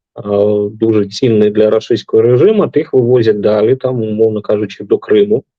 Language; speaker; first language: Ukrainian; non-native, local second language; Russian